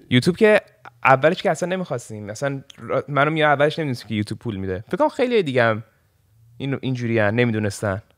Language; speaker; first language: Persian; early bilingual, heritage; Persian